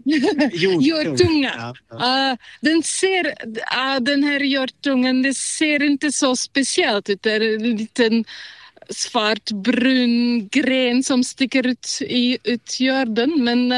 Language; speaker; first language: Swedish; non-native, fluent; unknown